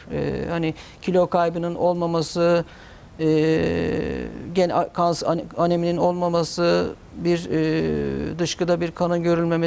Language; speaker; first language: Turkish; native; Turkish